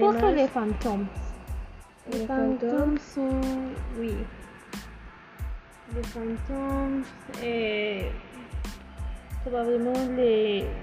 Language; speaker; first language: French; non-native, learner; Spanish